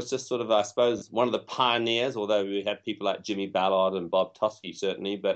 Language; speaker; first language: English; native; English